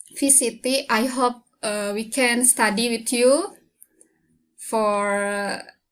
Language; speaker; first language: English; non-native, learner; Indonesian